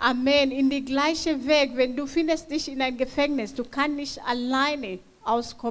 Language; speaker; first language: German; non-native, fluent; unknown